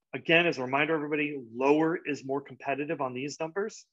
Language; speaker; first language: English; native; English